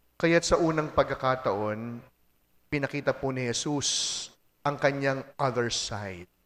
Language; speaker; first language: Filipino; native; Filipino